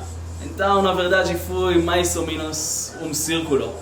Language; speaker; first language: Portuguese; non-native, learner; Hebrew